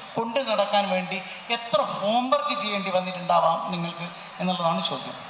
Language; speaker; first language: Malayalam; native; Malayalam